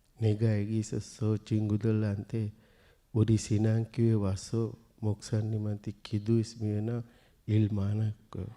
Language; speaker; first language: Korean; non-native, learner; Sinhala